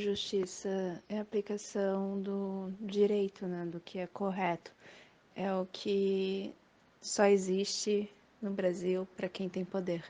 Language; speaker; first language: Portuguese; native; Portuguese